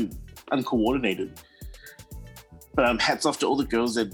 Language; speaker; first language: English; native; English